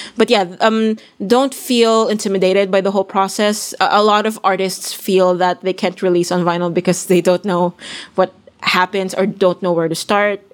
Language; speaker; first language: English; non-native, local second language; Filipino